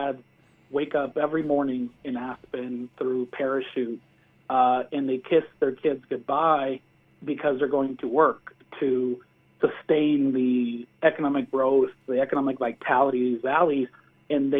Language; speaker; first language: English; early bilingual, other home language; Spanish